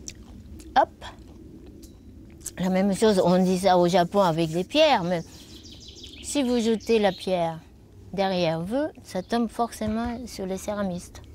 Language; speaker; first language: French; non-native, fluent; Japanese